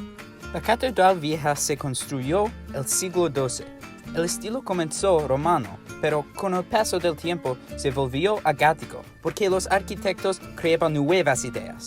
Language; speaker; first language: Spanish; non-native, learner; English